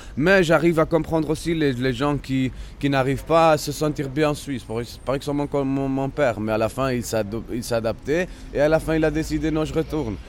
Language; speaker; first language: French; non-native, local second language; Spanish